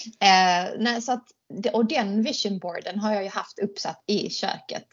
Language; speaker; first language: Swedish; native; Swedish